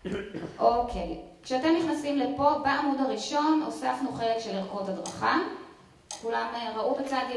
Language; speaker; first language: Hebrew; native; Hebrew